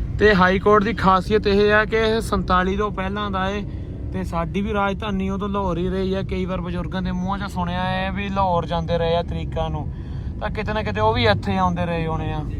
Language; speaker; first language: Punjabi; native; Punjabi